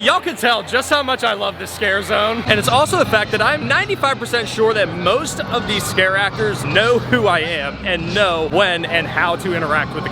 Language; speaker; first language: English; native; English